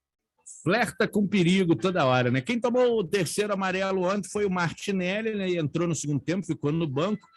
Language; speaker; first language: Portuguese; native; Portuguese